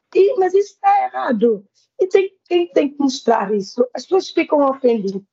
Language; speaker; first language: Portuguese; non-native, local second language; Kabuverdianu